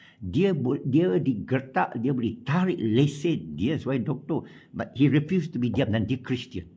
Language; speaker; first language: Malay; non-native, local second language; Chinese